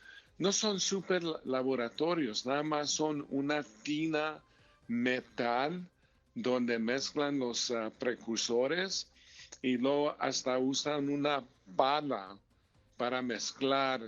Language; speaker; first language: Spanish; early bilingual, heritage; Spanish